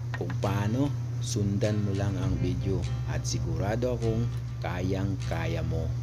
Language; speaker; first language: Filipino; non-native, local second language; Cebuano